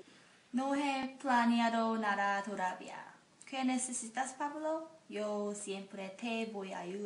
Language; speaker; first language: Spanish; non-native, learner; English